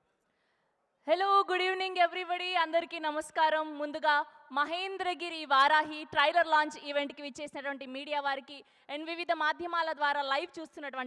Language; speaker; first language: Telugu; native; Telugu